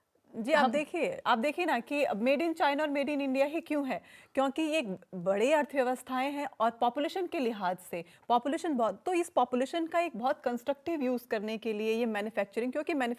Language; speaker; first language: Hindi; native; Hindi